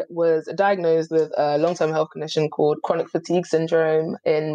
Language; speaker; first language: English; native; English